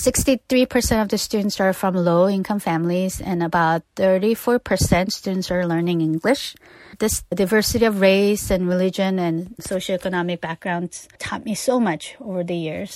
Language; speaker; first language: English; non-native, fluent; Korean